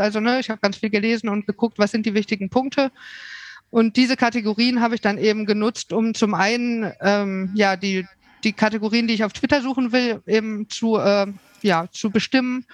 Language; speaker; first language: German; native; German